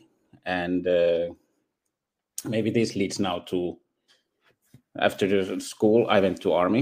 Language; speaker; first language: English; non-native, fluent; Finnish